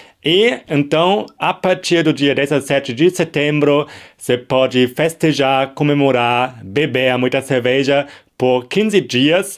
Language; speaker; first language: Portuguese; non-native, fluent; German